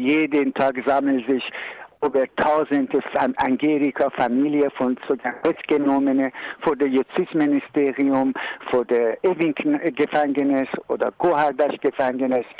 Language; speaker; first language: German; non-native, learner; Persian